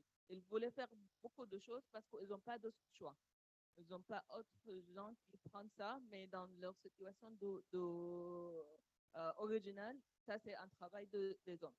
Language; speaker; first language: French; non-native, learner; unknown